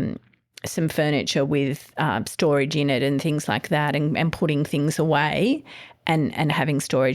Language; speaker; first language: English; native; English